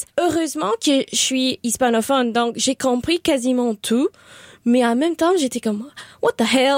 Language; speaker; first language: French; non-native, learner; Spanish